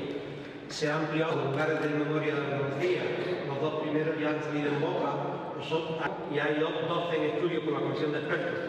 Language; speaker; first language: Spanish; native; Spanish